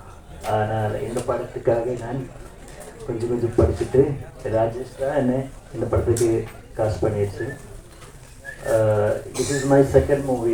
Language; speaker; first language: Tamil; non-native, learner; Malayalam